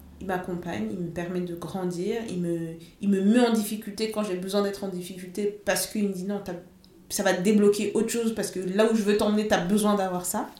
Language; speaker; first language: French; early bilingual, other home language; Lingala